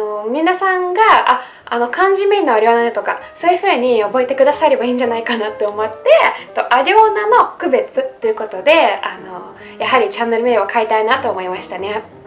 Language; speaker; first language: Japanese; non-native, fluent; Russian